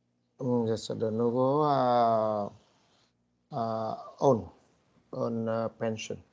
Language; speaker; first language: English; non-native, learner; Vietnamese